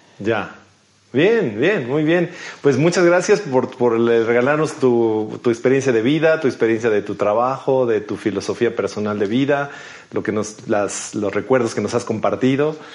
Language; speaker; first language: Spanish; native; Spanish